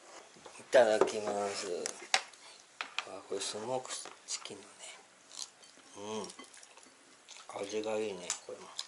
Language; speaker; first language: Japanese; native; Japanese